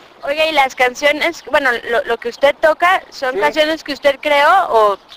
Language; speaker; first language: Spanish; native; Spanish